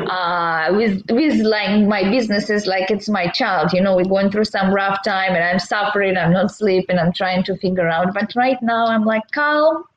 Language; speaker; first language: English; non-native, fluent; Russian